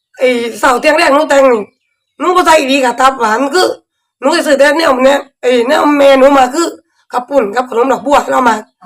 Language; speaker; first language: Thai; native; Thai